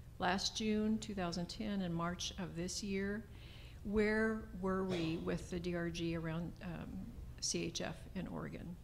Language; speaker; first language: English; native; English